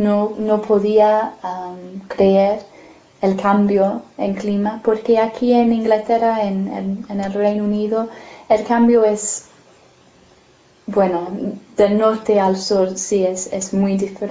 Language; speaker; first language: Spanish; non-native, fluent; English